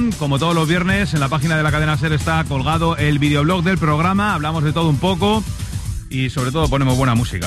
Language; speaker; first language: Spanish; native; Spanish